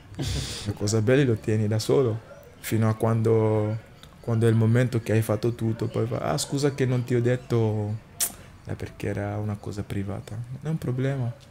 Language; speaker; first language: Italian; non-native, fluent; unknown